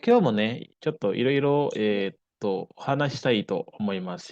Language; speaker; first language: Japanese; non-native, fluent; Indonesian